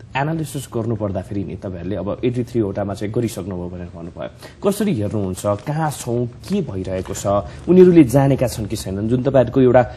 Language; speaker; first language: Nepali; native; Nepali